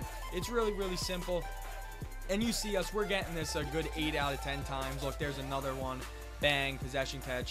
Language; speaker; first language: English; native; English